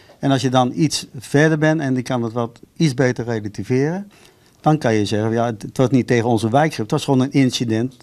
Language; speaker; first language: Dutch; native; Dutch